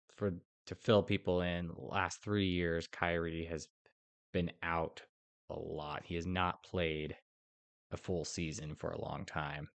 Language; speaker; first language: English; native; English